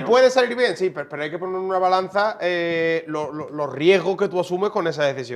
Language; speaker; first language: Spanish; native; Spanish